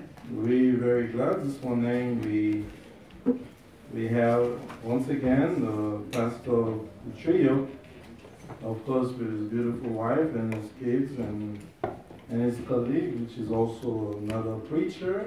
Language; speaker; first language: English; non-native, learner; Haitian Creole